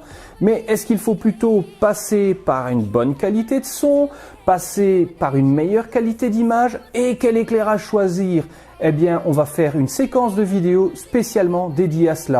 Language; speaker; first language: French; native; French